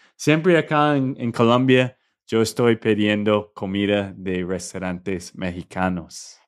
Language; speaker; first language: Spanish; non-native, learner; English